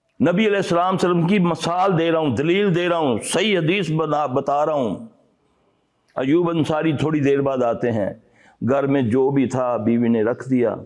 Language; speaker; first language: Urdu; non-native, local second language; Punjabi